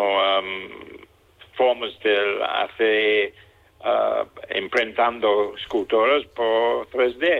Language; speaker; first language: Spanish; non-native, fluent; English